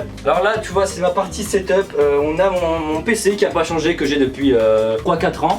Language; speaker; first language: French; native; French